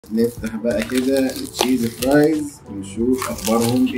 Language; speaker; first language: Arabic; native; Arabic